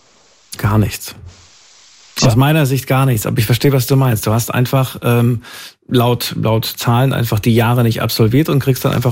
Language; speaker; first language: German; native; German